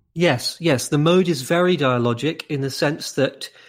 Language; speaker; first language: English; native; English